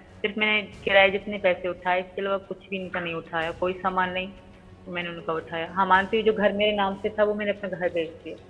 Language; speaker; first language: Urdu; non-native, local second language; Sindhi